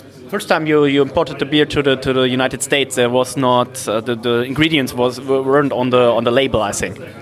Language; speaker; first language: English; non-native, fluent; German